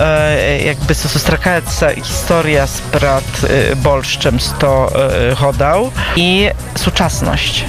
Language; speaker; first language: Polish; non-native, local second language; Belarusian